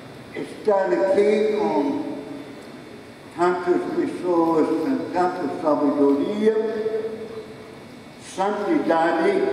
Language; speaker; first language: Portuguese; non-native, fluent; English